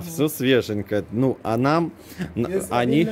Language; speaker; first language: Russian; native; Russian